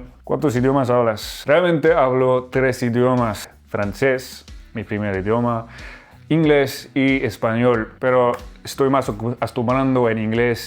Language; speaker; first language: Spanish; non-native, learner; French